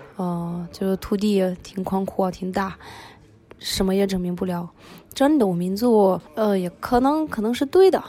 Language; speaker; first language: Chinese; early bilingual, other home language; Russian